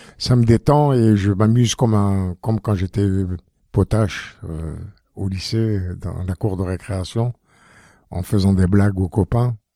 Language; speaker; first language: French; native; French